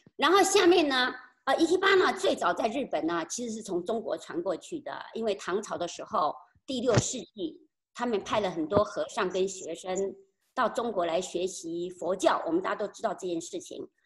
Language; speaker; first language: Chinese; native; Chinese